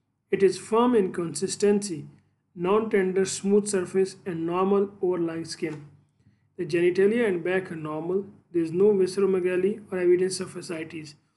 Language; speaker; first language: English; non-native, local second language; Urdu